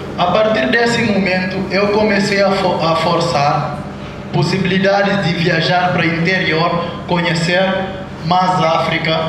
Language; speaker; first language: Portuguese; non-native, local second language; Upper Guinea Crioulo